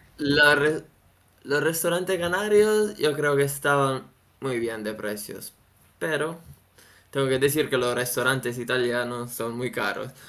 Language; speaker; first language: Spanish; non-native, fluent; Italian